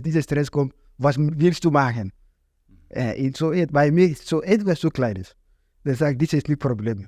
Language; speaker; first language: German; non-native, learner; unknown